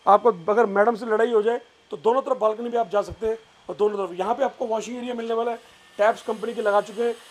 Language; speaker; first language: Hindi; native; Hindi